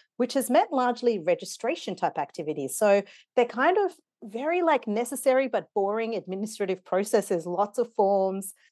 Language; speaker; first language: English; native; English